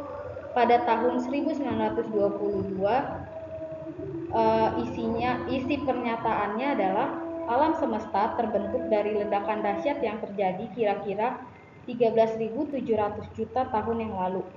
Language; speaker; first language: Indonesian; native; Indonesian